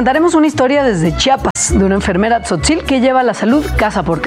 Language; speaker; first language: Spanish; native; Spanish